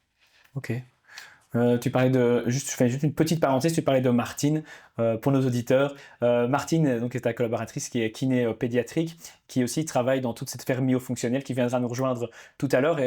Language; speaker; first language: French; native; French